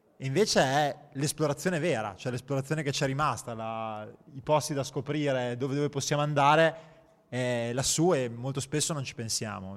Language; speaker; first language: Italian; native; Italian